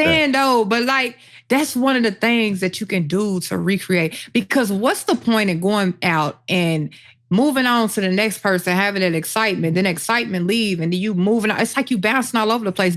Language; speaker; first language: English; native; English